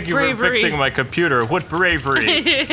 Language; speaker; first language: English; native; English